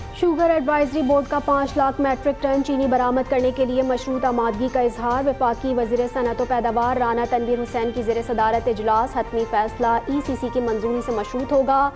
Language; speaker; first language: Urdu; native; Urdu